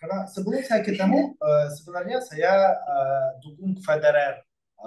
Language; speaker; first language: Indonesian; non-native, fluent; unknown